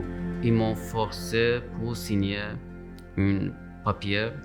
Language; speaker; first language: French; non-native, learner; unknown